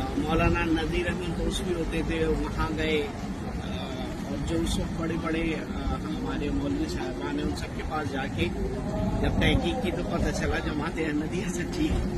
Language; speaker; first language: Urdu; native; Urdu